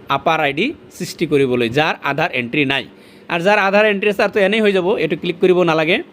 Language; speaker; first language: Assamese; native; Assamese